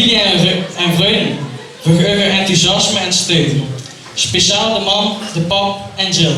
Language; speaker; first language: Dutch; native; Dutch